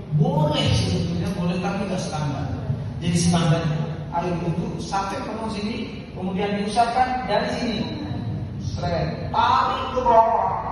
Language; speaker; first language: Indonesian; non-native, local second language; Madurese